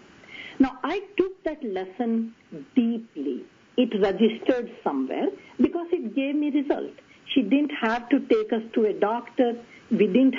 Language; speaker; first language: English; non-native, local second language; Tamil